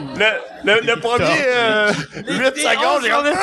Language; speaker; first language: French; native; French